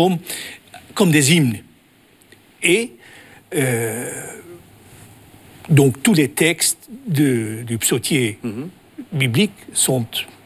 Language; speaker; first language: French; non-native, fluent; Dutch